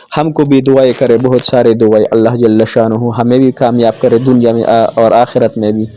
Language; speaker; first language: Urdu; non-native, local second language; Pashto